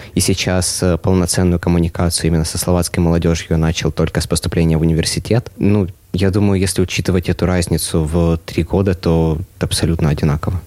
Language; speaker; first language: Russian; native; Russian